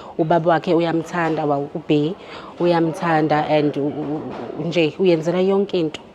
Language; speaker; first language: Zulu; native; Zulu